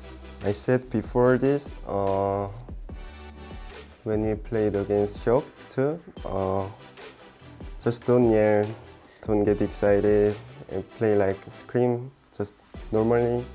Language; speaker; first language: English; non-native, learner; Korean